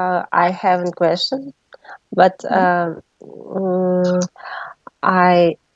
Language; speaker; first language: English; non-native, learner; Russian